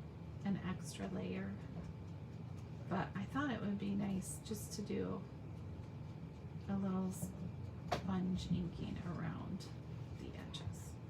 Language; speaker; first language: English; native; English